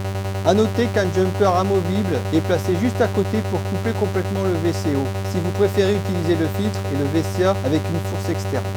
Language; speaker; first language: French; native; French